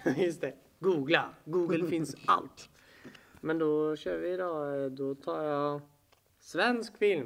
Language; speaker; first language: Swedish; native; Swedish